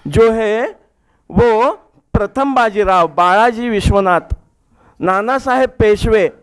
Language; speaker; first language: Hindi; non-native, local second language; Marathi